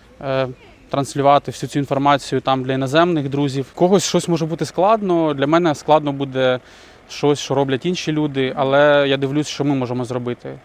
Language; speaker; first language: Ukrainian; native; Ukrainian